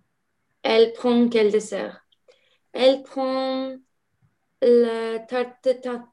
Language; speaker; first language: French; non-native, learner; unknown